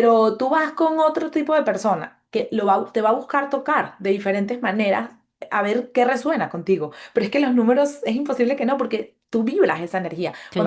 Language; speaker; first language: Spanish; native; Spanish